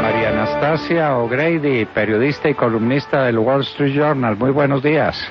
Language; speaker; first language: Spanish; native; Spanish